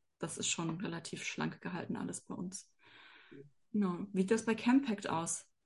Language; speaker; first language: German; native; German